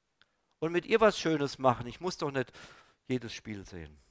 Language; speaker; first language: German; native; German